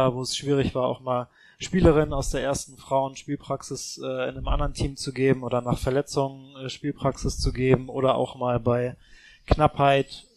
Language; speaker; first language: German; native; German